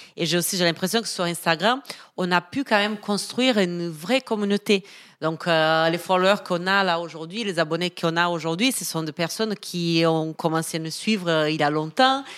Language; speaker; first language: French; non-native, fluent; Portuguese